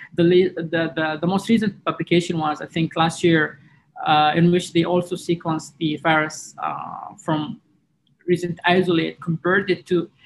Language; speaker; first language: English; non-native, fluent; Arabic